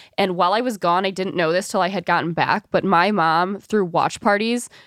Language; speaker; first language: English; native; English